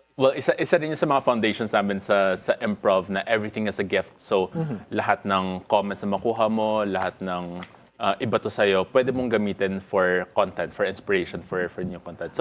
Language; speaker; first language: Filipino; native; Filipino